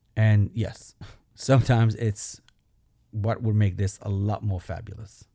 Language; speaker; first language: English; non-native, fluent; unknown